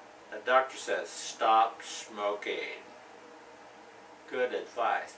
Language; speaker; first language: English; native; English